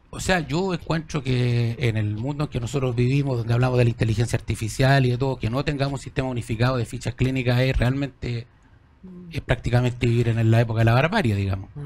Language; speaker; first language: Spanish; native; Spanish